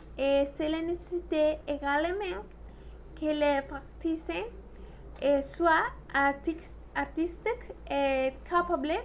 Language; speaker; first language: French; non-native, learner; Spanish